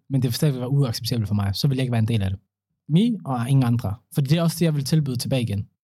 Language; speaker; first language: Danish; early bilingual, other home language; Somali